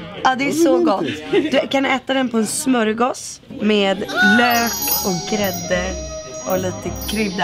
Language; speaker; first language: Swedish; native; Swedish